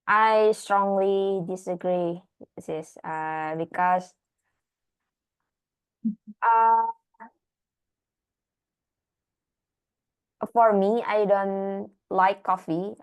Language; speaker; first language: English; non-native, learner; Indonesian